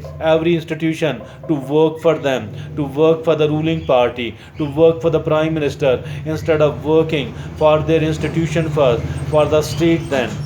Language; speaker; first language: English; non-native, local second language; Urdu